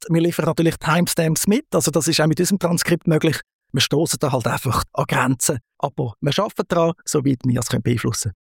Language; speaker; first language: German; native; German